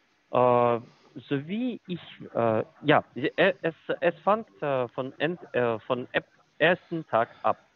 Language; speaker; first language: German; non-native, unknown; Russian